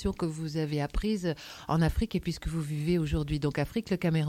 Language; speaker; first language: French; native; French